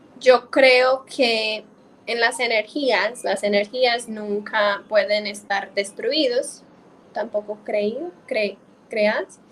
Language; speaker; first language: Spanish; non-native, fluent; English